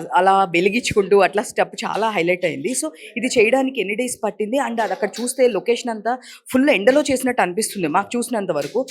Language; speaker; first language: Telugu; native; Telugu